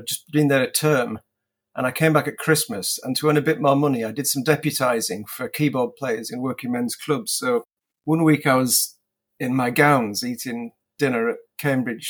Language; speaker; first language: English; native; English